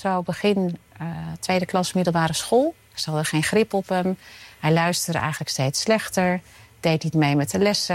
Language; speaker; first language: Dutch; native; Dutch